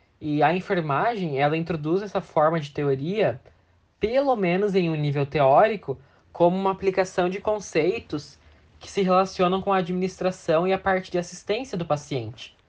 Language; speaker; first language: Portuguese; native; Portuguese